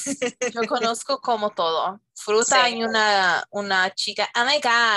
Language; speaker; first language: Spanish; non-native, fluent; English